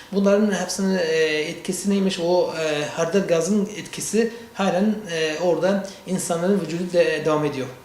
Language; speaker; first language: Turkish; non-native, learner; Central Kurdish